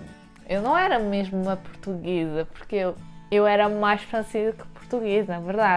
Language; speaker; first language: Portuguese; early bilingual, heritage; French